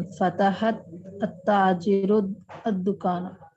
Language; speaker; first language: Arabic; non-native, learner; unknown